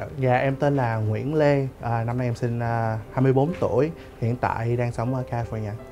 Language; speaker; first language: Vietnamese; early bilingual, other home language; English